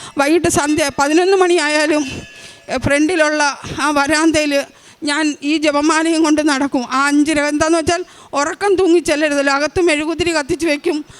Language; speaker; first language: Malayalam; native; Malayalam